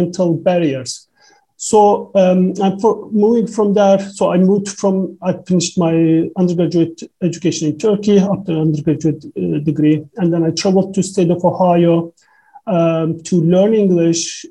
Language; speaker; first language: English; non-native, fluent; Turkish